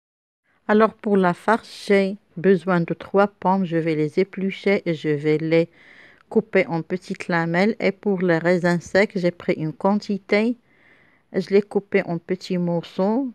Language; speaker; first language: French; non-native, local second language; Arabic